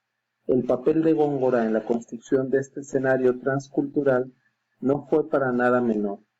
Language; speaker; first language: Spanish; native; Spanish